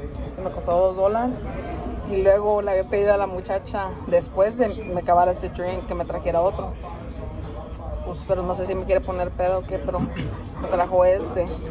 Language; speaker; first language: Spanish; early bilingual, heritage; Spanish